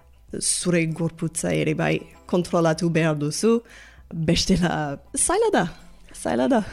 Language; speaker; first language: Basque; non-native, fluent; English